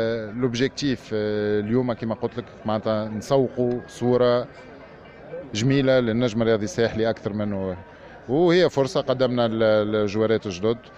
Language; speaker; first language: Arabic; native; Arabic